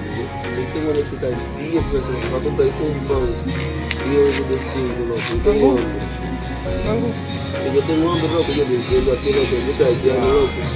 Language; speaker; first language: Spanish; non-native, learner; Haitian Creole